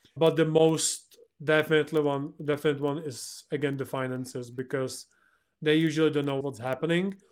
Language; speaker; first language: English; non-native, fluent; Czech